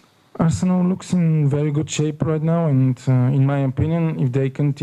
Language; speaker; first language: English; non-native, fluent; Bulgarian